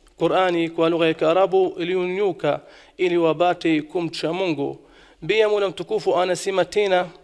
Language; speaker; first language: Swahili; non-native, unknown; Arabic